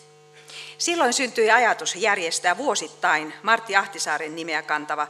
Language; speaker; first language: Finnish; native; Finnish